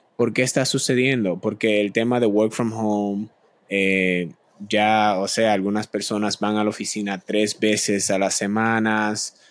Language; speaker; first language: Spanish; native; Spanish